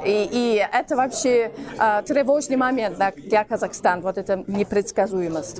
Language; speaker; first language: Russian; non-native, fluent; English